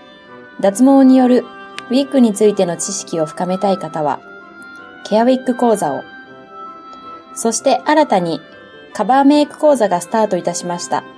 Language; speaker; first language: Japanese; native; Japanese